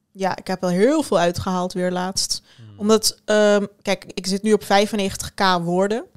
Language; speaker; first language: Dutch; early bilingual, other home language; Turkish